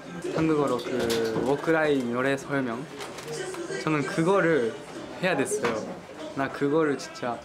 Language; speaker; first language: Korean; non-native, fluent; Japanese